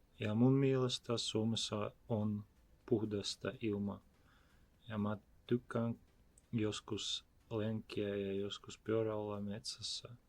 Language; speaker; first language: Finnish; non-native, learner; Ukrainian